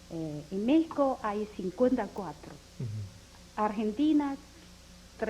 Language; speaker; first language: Spanish; non-native, learner; Chinese